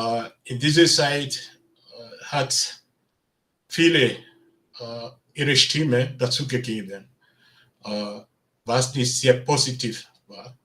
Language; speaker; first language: German; non-native, learner; Bini